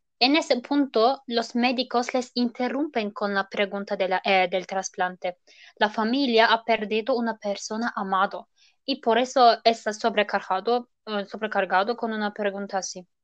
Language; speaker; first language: Spanish; non-native, learner; German